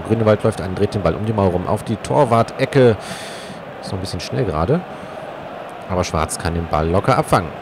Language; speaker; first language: German; native; German